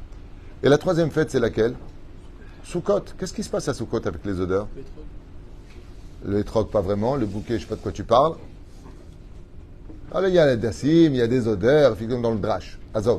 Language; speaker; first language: French; native; French